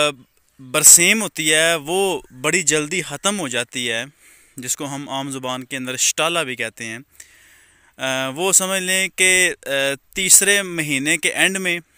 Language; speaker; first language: Urdu; non-native, local second language; Punjabi